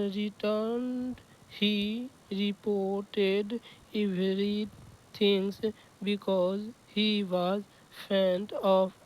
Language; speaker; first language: English; non-native, local second language; Hindi